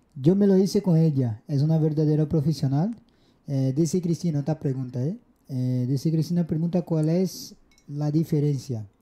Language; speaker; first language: Spanish; non-native, fluent; Portuguese